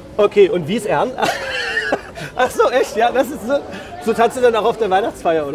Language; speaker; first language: German; native; German